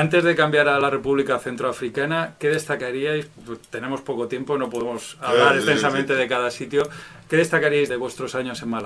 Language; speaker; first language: Spanish; native; Spanish